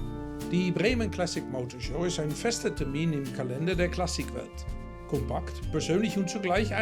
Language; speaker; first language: German; native; German